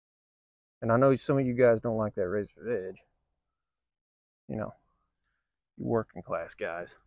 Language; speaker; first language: English; native; English